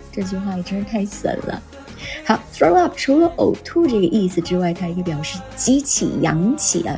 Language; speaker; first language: Chinese; native; Chinese